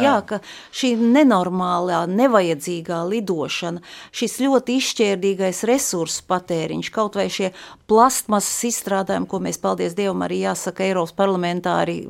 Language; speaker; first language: Latvian; native; Latvian